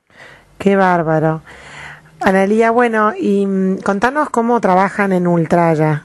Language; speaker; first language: Spanish; native; Spanish